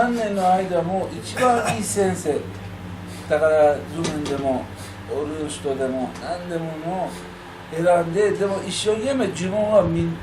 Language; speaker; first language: Japanese; non-native, learner; Persian